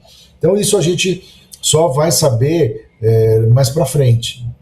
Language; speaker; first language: Portuguese; native; Portuguese